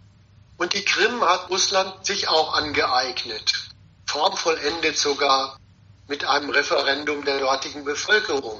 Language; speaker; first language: German; native; German